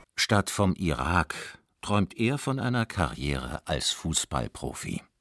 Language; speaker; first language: German; native; German